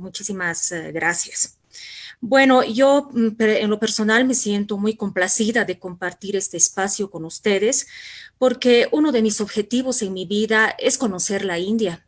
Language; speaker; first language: Spanish; native; Spanish